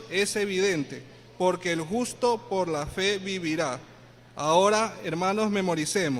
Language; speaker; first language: Spanish; native; Spanish